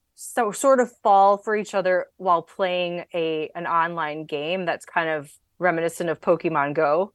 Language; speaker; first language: English; native; English